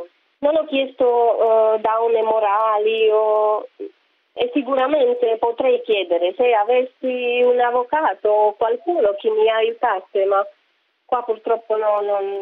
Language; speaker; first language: Italian; non-native, fluent; Romanian